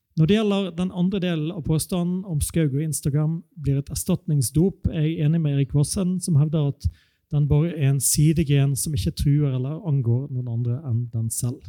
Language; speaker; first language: Norwegian; native; Norwegian